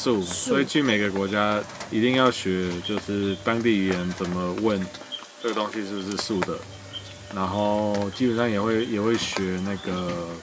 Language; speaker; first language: Chinese; non-native, fluent; English